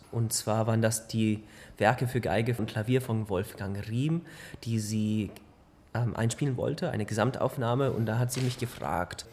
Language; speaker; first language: German; early bilingual, heritage; German